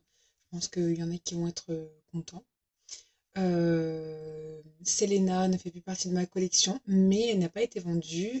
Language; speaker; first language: French; native; French